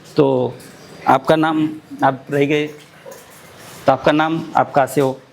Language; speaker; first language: Hindi; non-native, local second language; Marathi